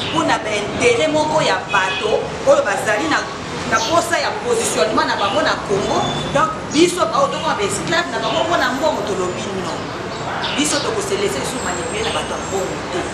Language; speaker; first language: Lingala; native; Lingala